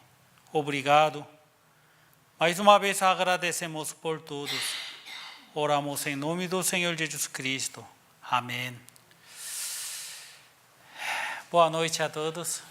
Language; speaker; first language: Portuguese; non-native, learner; Korean